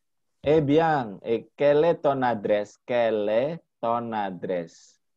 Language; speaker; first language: French; non-native, fluent; Indonesian